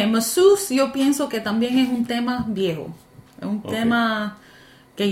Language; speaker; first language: Spanish; early bilingual, heritage; Spanish